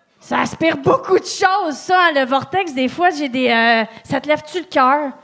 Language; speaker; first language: French; native; French